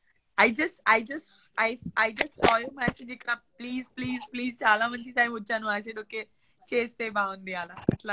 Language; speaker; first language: Telugu; non-native, learner; Gujarati